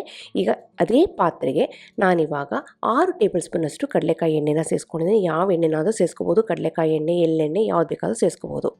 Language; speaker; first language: Kannada; native; Kannada